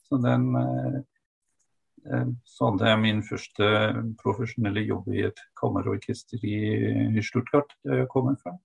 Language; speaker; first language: Norwegian; non-native, fluent; German